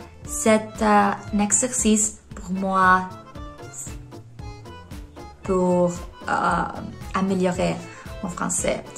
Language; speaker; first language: French; non-native, learner; Polish